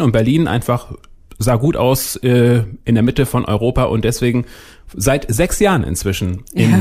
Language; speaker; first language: German; native; German